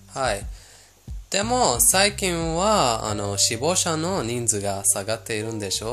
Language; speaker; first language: Japanese; non-native, fluent; Persian